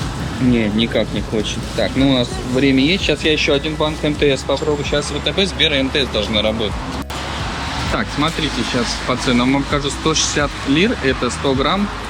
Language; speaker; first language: Russian; native; Russian